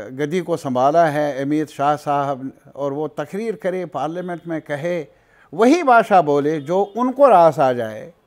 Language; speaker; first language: Urdu; non-native, local second language; Kashmiri